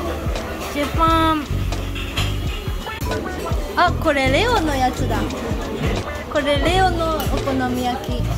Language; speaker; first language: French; non-native, learner; Japanese